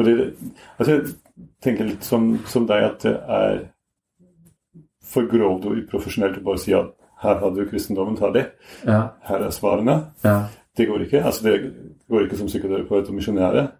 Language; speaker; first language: Norwegian; non-native, fluent; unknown